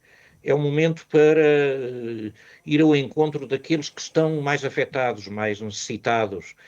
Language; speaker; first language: Portuguese; native; Portuguese